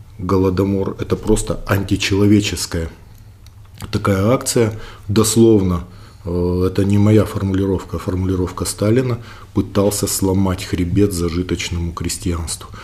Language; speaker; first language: Russian; native; Russian